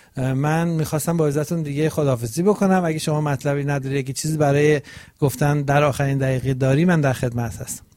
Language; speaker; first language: Persian; native; Persian